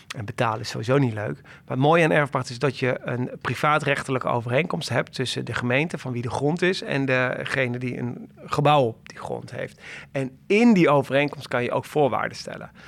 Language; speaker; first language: Dutch; native; Dutch